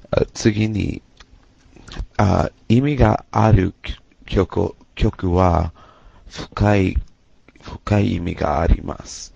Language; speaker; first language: Japanese; non-native, learner; English